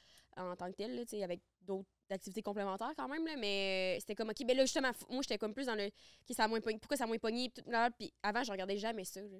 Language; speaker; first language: French; native; French